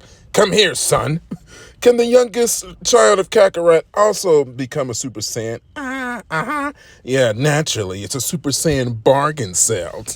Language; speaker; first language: English; native; English